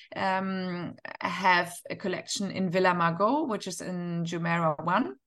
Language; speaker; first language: English; non-native, fluent; German